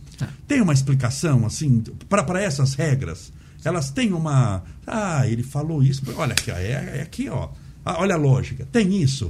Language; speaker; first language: Portuguese; native; Portuguese